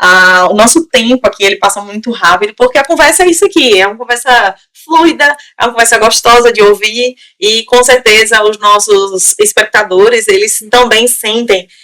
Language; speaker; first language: Portuguese; native; Portuguese